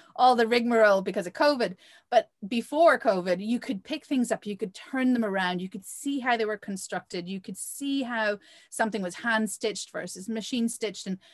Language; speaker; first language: English; native; English